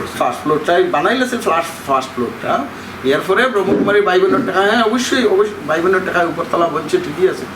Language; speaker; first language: Bangla; native; Bangla